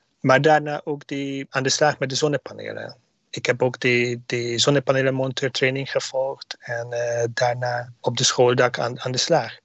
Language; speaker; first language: Dutch; non-native, learner; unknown